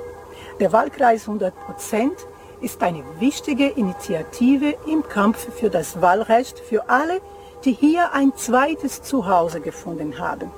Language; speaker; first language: German; non-native, fluent; Portuguese